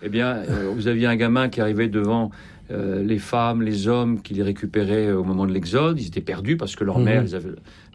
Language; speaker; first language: French; native; French